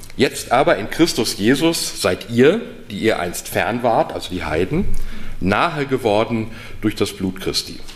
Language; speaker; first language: German; native; German